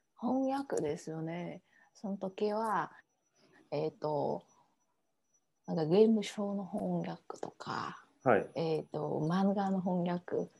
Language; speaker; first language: Japanese; non-native, fluent; Vietnamese